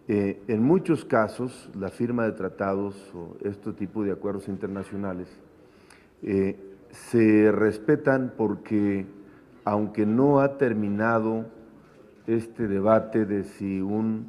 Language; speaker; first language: Spanish; native; Spanish